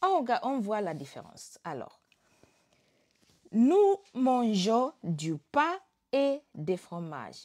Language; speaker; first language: French; non-native, fluent; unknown